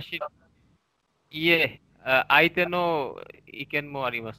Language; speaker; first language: Japanese; non-native, learner; Bangla